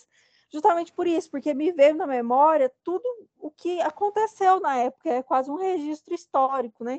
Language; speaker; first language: Portuguese; native; Portuguese